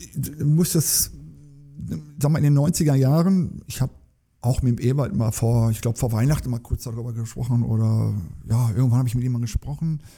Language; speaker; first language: German; native; German